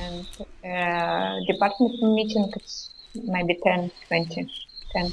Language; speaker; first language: English; non-native, learner; Russian